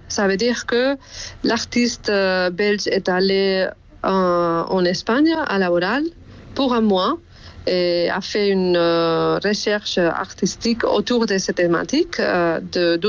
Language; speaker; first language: French; non-native, fluent; Spanish